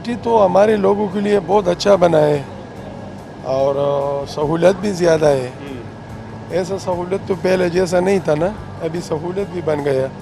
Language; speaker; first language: Hindi; non-native, local second language; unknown